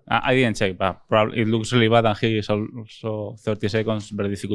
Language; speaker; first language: English; non-native, fluent; Spanish